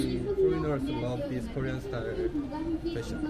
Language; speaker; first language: English; non-native, local second language; Hindi